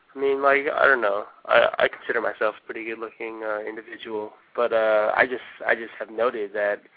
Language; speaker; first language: English; early bilingual, other home language; Korean